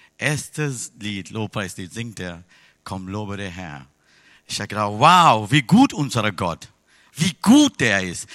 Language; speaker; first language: German; non-native, fluent; Tamil